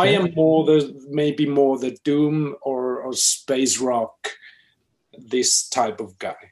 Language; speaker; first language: English; non-native, fluent; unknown